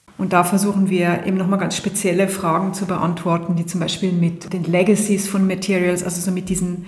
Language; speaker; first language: German; native; German